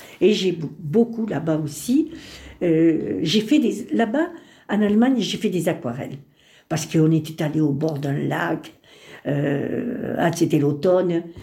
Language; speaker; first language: French; early bilingual, other home language; Spanish